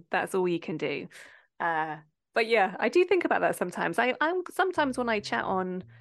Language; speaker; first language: English; native; English